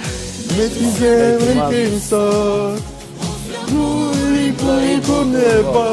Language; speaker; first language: Albanian; non-native, learner; French